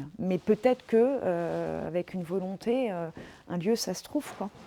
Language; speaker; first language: French; native; French